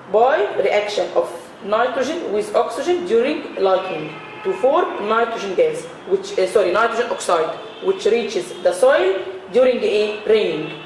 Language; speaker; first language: English; non-native, fluent; Arabic